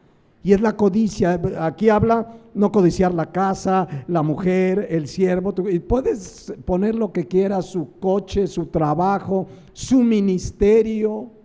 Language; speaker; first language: Spanish; native; Spanish